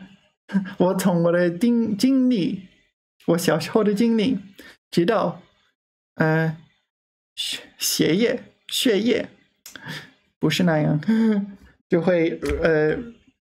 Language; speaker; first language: Chinese; non-native, learner; English